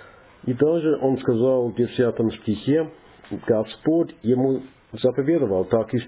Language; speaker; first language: Russian; non-native, learner; English